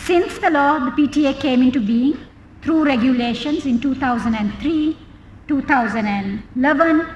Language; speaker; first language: English; non-native, local second language; Sinhala